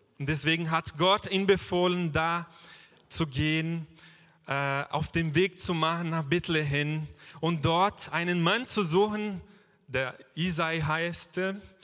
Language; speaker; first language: German; non-native, fluent; Portuguese